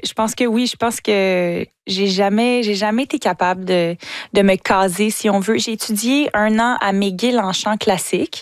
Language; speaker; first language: French; native; French